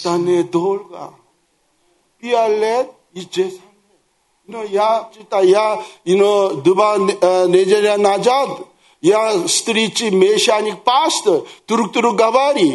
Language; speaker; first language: Russian; non-native, learner; Korean